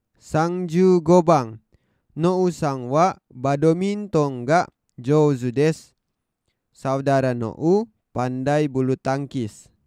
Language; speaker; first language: Japanese; non-native, fluent; Indonesian